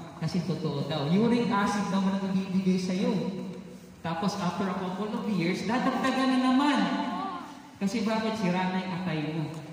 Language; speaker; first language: Filipino; non-native, local second language; Cebuano